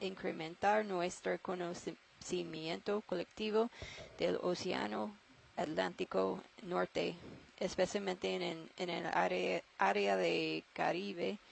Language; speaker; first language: Spanish; non-native, learner; English